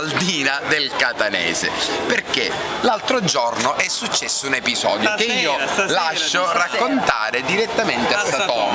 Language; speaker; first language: Italian; native; Italian